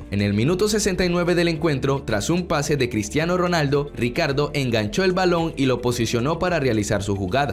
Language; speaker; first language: Spanish; native; Spanish